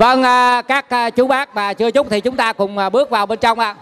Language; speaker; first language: Vietnamese; native; Vietnamese